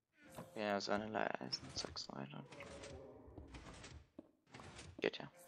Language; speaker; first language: German; native; German